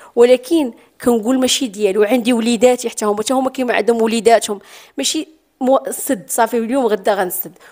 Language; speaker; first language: Arabic; native; Arabic